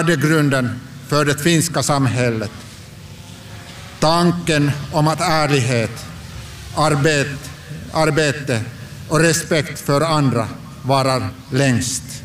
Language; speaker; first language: Swedish; non-native, local second language; Finnish